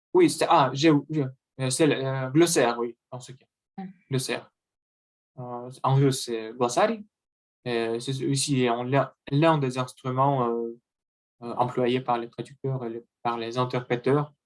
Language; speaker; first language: French; non-native, learner; Russian